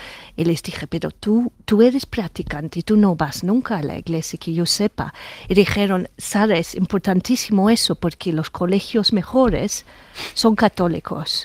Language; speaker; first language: Spanish; non-native, fluent; English